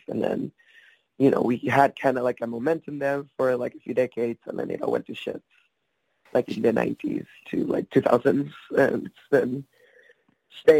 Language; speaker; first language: English; non-native, fluent; Spanish